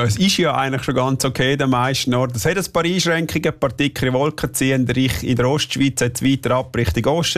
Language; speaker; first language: German; native; German